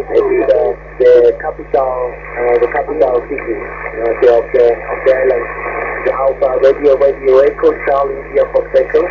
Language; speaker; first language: English; non-native, learner; Spanish